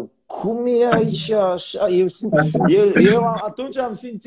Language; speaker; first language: Romanian; non-native, learner; Polish